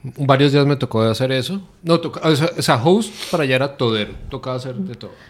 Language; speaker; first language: Spanish; native; Spanish